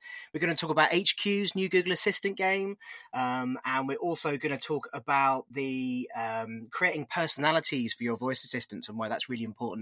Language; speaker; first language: English; native; English